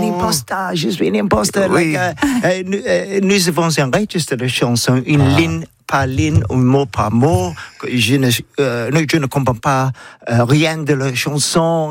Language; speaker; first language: French; non-native, learner; English